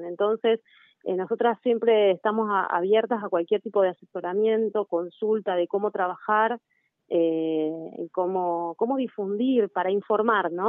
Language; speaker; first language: Spanish; native; Spanish